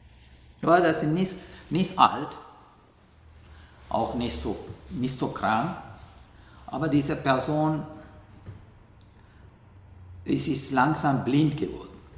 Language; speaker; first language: German; non-native, learner; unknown